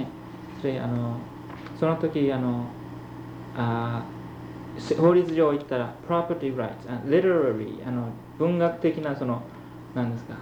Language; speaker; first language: Japanese; early bilingual, heritage; Japanese